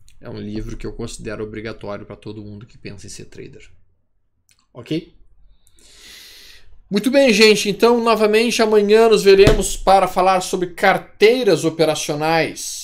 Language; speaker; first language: Portuguese; native; Portuguese